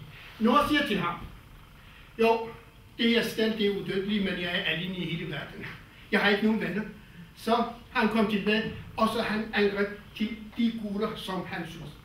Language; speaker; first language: Danish; non-native, fluent; Kurdish